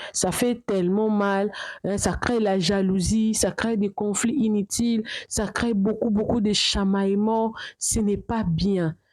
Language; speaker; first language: French; non-native, local second language; Lingala